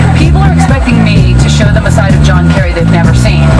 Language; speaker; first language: English; native; English